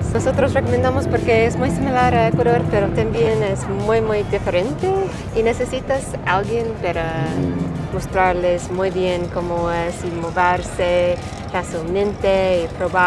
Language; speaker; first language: Spanish; non-native, fluent; English